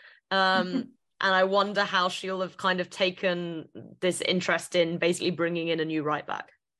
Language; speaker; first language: English; native; English